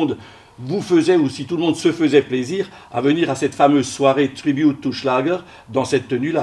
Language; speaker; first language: French; native; French